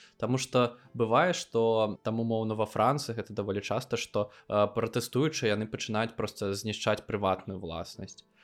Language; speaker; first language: Belarusian; non-native, local second language; Russian